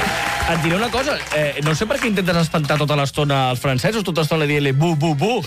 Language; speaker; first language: Catalan; native; Catalan